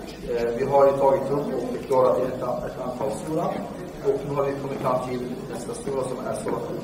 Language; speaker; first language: Swedish; non-native, fluent; Arabic